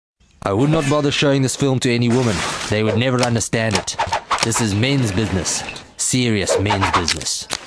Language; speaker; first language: English; native; English